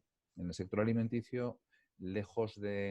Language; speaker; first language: Spanish; native; Spanish